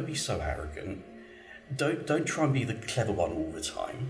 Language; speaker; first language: English; native; English